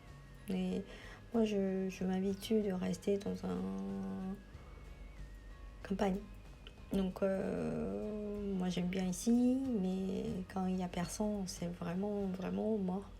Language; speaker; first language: French; non-native, fluent; Japanese